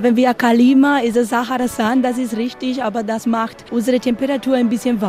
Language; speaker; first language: German; non-native, learner; Spanish